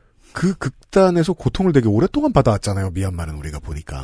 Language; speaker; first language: Korean; native; Korean